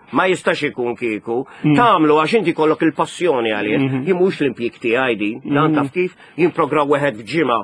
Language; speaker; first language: Maltese; native; Maltese